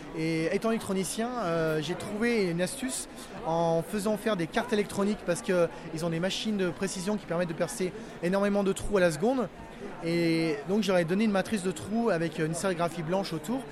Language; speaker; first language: French; native; French